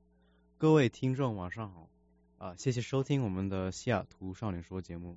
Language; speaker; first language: Chinese; early bilingual, heritage; Chinese